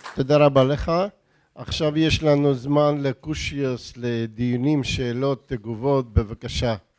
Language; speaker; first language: Hebrew; non-native, fluent; Russian